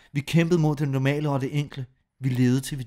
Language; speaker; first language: Danish; native; Danish